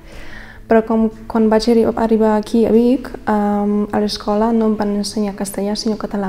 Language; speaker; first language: Catalan; early bilingual, other home language; Polish